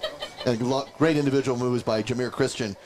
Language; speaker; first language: English; native; English